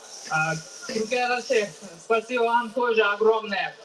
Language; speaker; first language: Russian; non-native, fluent; Uzbek